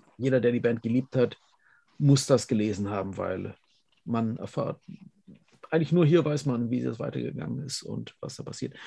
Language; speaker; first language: German; native; German